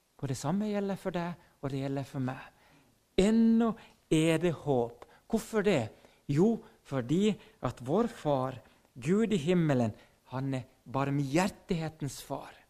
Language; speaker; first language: Norwegian; non-native, fluent; Finnish